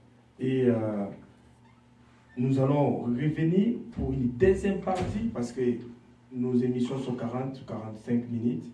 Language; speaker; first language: French; non-native, local second language; Lingala